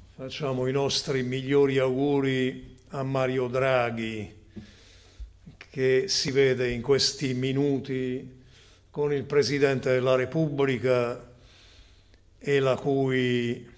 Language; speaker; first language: Italian; native; Italian